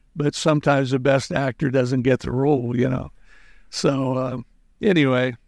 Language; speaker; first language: English; native; English